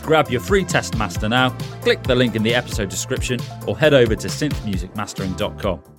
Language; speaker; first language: English; native; English